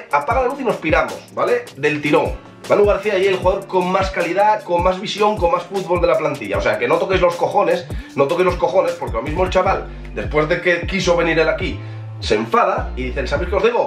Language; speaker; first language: Spanish; native; Spanish